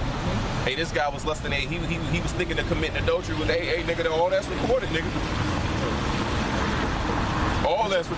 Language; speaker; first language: English; native; English